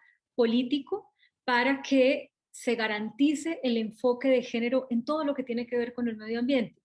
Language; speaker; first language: Spanish; native; Spanish